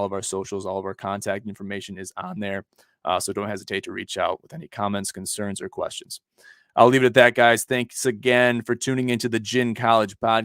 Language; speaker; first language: English; native; English